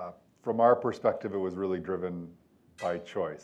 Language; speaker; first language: English; native; English